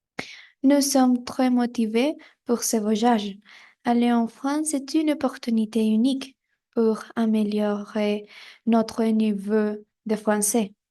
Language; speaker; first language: French; non-native, fluent; Spanish